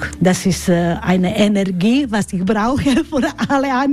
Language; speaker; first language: German; non-native, learner; Croatian